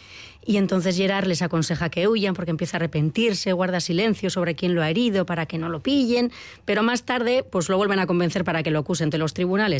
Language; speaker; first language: Spanish; native; Spanish